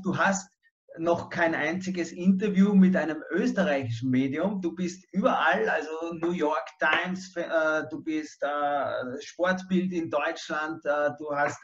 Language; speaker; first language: German; native; German